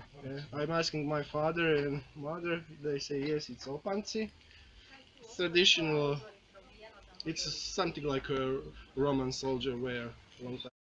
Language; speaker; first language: English; non-native, learner; Croatian